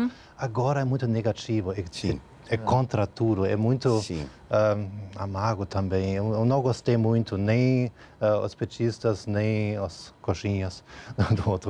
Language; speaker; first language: Portuguese; non-native, fluent; German